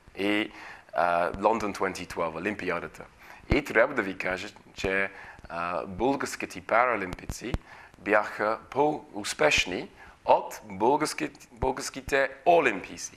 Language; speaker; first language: Bulgarian; non-native, fluent; English